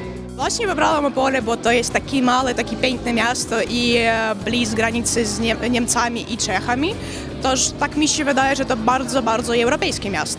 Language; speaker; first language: Polish; non-native, fluent; Ukrainian